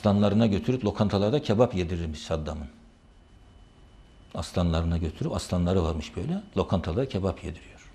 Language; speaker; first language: Turkish; native; Turkish